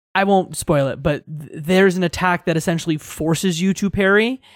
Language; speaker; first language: English; native; English